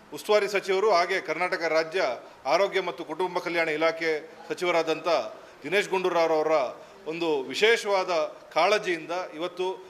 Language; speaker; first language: Kannada; native; Kannada